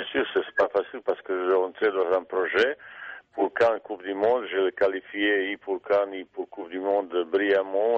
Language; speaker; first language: French; non-native, fluent; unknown